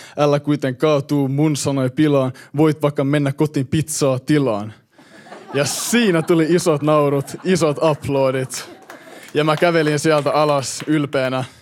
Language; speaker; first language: Finnish; early bilingual, heritage; Finnish